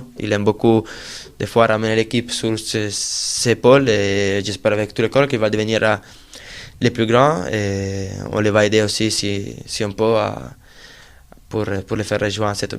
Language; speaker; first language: French; non-native, fluent; Italian